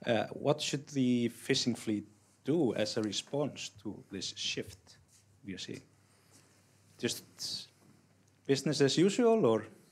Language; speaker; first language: English; non-native, fluent; Icelandic